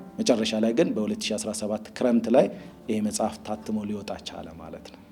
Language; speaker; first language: Amharic; native; Amharic